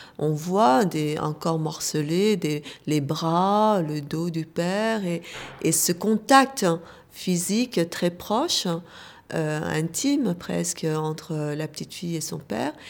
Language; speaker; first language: French; early bilingual, other home language; Korean